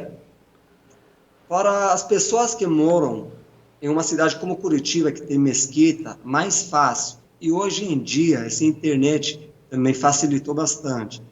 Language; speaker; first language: Portuguese; non-native, fluent; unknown